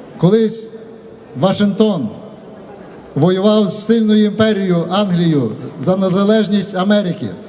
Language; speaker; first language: Ukrainian; native; Ukrainian